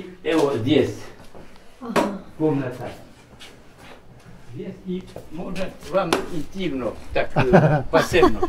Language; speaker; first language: Russian; non-native, learner; Serbian